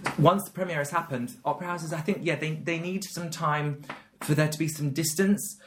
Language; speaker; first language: English; native; English